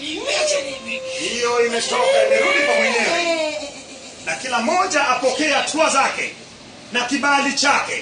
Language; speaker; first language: Swahili; non-native, local second language; Luo (Kenya and Tanzania)